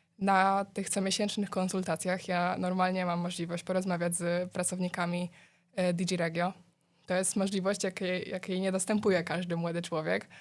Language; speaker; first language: Polish; native; Polish